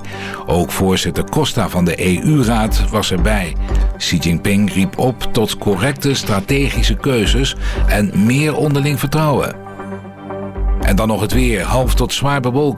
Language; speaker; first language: Dutch; native; Dutch